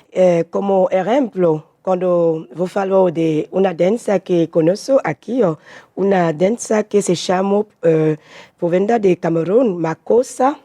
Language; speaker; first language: Portuguese; non-native, learner; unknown